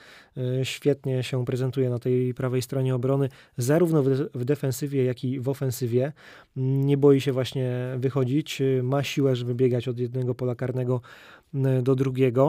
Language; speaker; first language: Polish; native; Polish